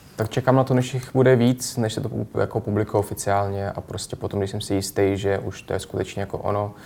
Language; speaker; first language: Czech; non-native, fluent; Russian